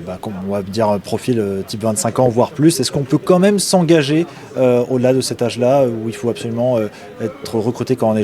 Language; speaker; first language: French; native; French